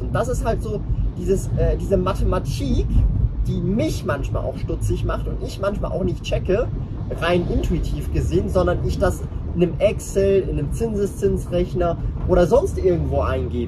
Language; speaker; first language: German; native; German